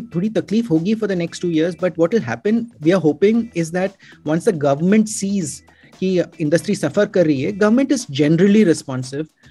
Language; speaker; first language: English; non-native, local second language; Malayalam